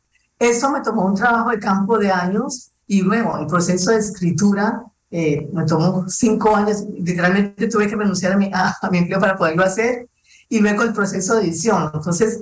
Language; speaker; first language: Spanish; native; Spanish